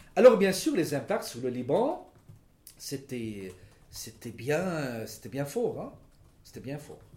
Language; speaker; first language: French; non-native, local second language; Arabic